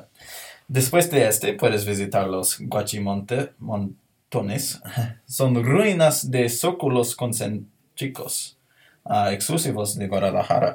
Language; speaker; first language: Spanish; non-native, learner; English